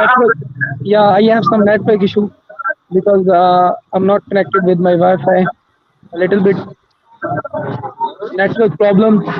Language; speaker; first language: English; non-native, fluent; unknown